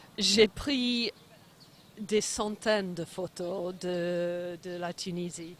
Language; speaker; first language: French; non-native, fluent; English